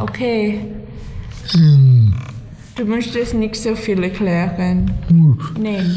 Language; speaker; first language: German; non-native, learner; English